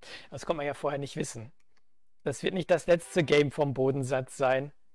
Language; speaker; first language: German; native; German